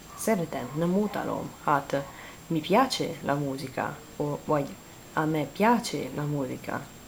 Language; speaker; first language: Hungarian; non-native, learner; Italian